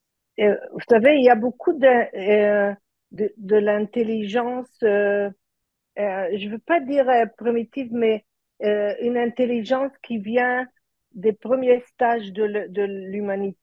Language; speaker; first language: French; early bilingual, heritage; French